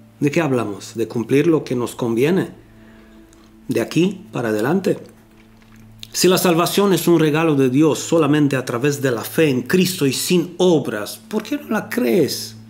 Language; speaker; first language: Spanish; non-native, fluent; Romanian